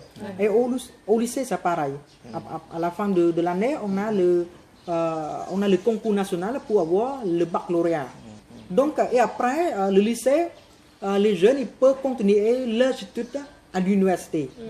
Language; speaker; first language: French; non-native, fluent; Khmer